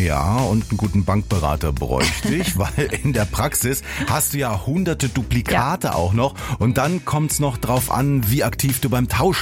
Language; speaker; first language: German; native; German